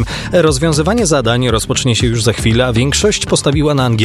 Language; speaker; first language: Polish; native; Polish